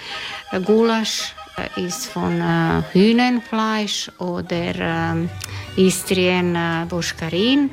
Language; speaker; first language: German; non-native, learner; Croatian